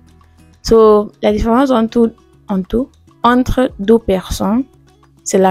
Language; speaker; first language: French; non-native, learner; English